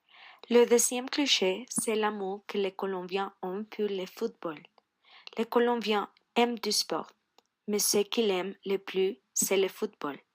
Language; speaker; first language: French; non-native, learner; Spanish